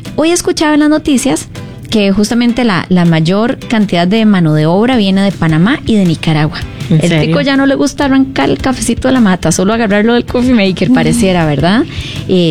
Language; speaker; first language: Spanish; native; Spanish